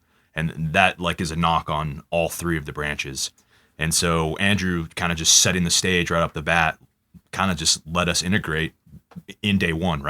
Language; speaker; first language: English; native; English